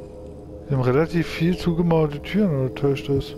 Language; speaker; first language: German; native; German